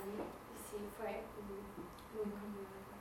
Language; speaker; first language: Spanish; non-native, fluent; English